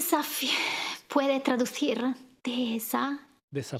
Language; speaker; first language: Spanish; non-native, fluent; Italian